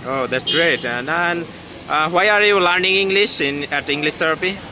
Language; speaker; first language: English; non-native, learner; Bangla